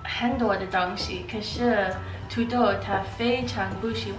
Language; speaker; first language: Chinese; non-native, learner; English